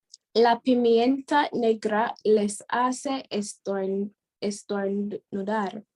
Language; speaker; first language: Spanish; non-native, fluent; English